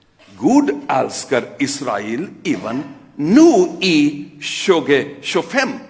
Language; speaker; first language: Swedish; non-native, fluent; Urdu